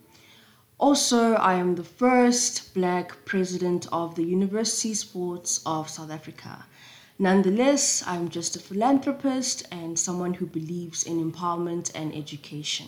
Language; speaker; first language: English; non-native, local second language; Zulu